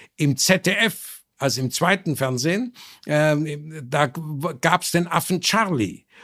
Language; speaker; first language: German; native; German